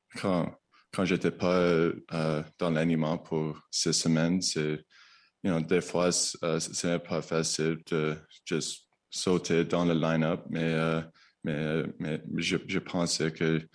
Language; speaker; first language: French; non-native, learner; English